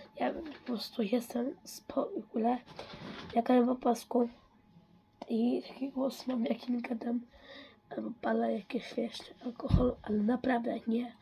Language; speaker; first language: Polish; early bilingual, heritage; Dutch